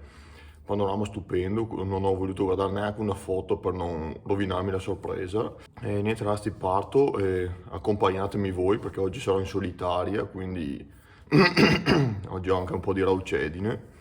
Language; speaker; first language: Italian; native; Italian